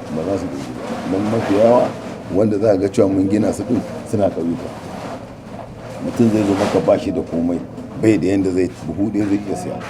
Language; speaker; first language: Hausa; native; Hausa